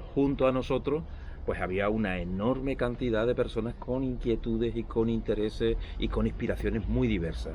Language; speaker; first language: Spanish; native; Spanish